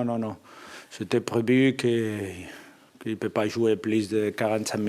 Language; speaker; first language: French; non-native, fluent; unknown